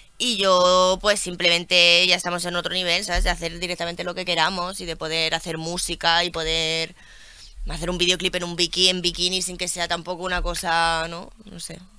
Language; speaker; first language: Spanish; early bilingual, other home language; French